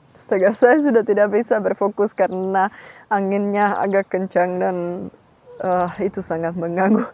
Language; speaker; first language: Indonesian; non-native, fluent; Czech